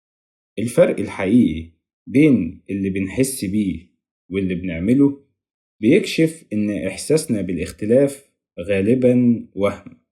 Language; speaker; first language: Arabic; native; Arabic